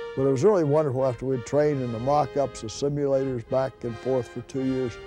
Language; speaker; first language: English; native; English